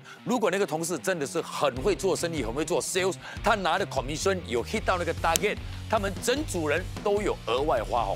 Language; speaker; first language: Chinese; native; Chinese